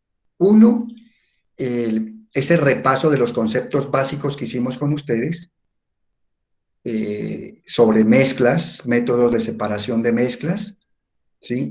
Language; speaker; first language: Spanish; native; Spanish